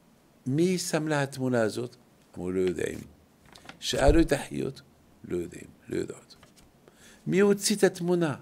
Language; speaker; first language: Hebrew; non-native, fluent; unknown